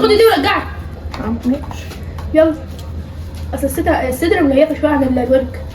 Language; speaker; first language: Arabic; native; Arabic